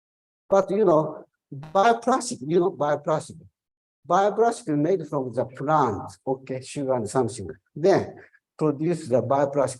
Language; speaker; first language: English; non-native, learner; Japanese